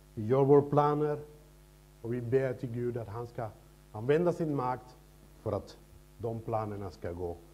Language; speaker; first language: Swedish; non-native, fluent; Spanish